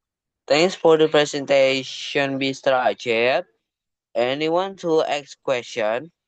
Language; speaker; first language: English; non-native, learner; Indonesian